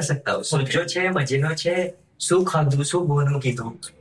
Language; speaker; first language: Hindi; non-native, local second language; Gujarati